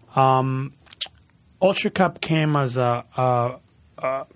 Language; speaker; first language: English; early bilingual, other home language; Spanish